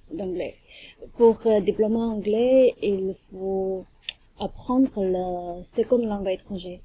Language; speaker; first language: French; non-native, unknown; Chinese